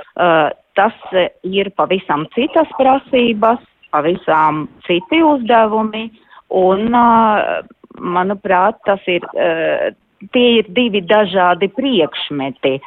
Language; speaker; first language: Latvian; non-native, local second language; Russian